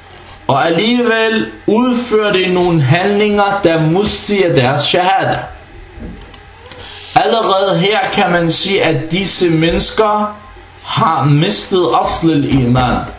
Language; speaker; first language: Danish; early bilingual, other home language; Arabic